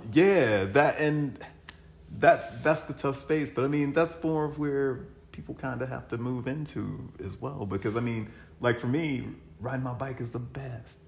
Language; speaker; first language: English; native; English